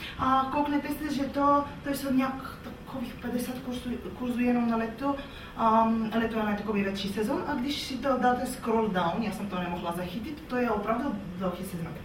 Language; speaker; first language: Czech; non-native, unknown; Bulgarian